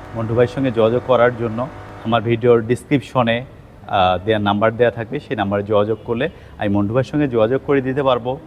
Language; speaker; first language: Bangla; native; Bangla